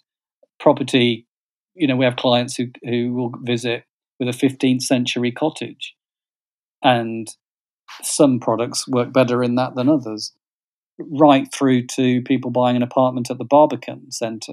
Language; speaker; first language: English; native; English